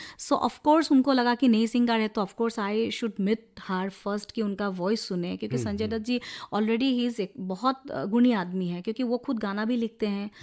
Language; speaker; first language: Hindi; non-native, local second language; Assamese